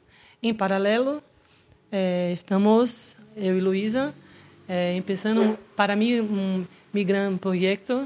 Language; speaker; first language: Spanish; non-native, learner; Portuguese